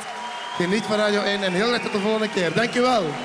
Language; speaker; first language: Dutch; native; Dutch